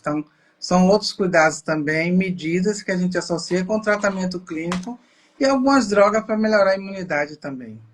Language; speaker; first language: Portuguese; native; Portuguese